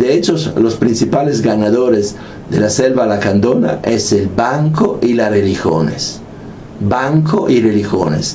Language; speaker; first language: Spanish; non-native, fluent; Italian